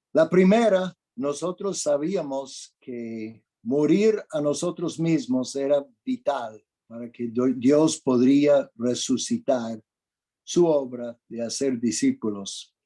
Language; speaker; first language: Spanish; non-native, fluent; English